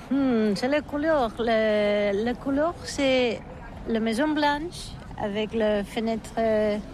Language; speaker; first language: French; non-native, learner; Catalan